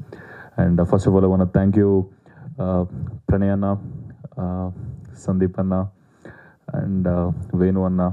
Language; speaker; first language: Telugu; native; Telugu